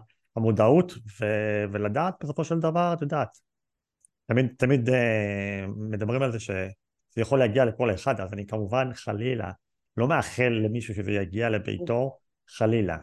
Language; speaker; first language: Hebrew; native; Hebrew